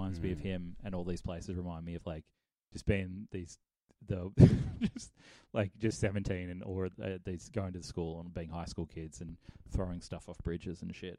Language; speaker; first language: English; native; English